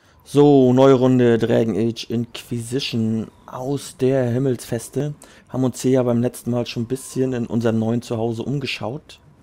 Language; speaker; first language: German; native; German